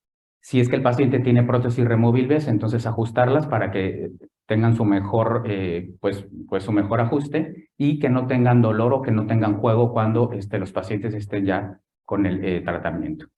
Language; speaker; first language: Spanish; native; Spanish